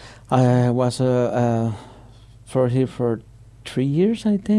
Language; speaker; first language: English; non-native, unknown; Spanish